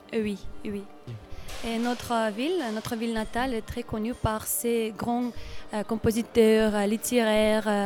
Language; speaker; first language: French; non-native, learner; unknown